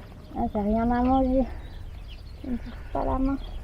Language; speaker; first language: French; native; French